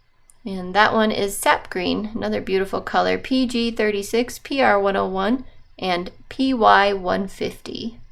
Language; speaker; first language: English; native; English